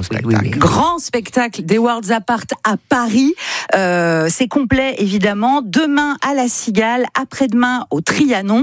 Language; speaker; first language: French; native; French